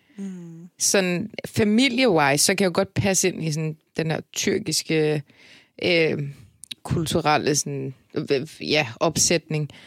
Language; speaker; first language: Danish; early bilingual, other home language; Turkish